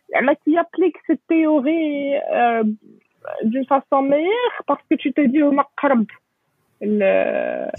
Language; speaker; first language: French; non-native, local second language; Arabic